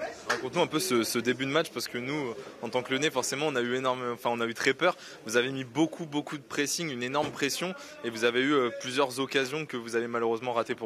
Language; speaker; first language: French; native; French